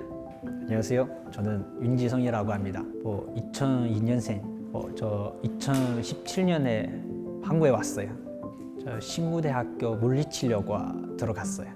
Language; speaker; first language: Korean; non-native, learner; Chinese